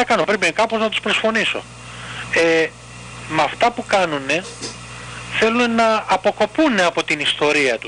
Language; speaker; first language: Greek; native; Greek